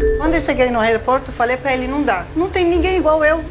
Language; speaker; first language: Portuguese; non-native, learner; Arabic